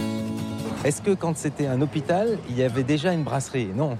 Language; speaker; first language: French; native; French